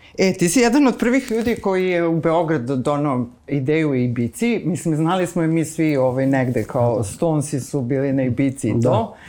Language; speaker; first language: Serbian; native; Serbian